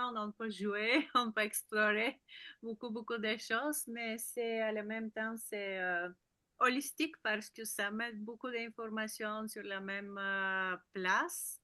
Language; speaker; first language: French; non-native, learner; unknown